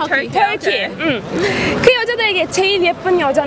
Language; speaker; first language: Korean; non-native, learner; Turkish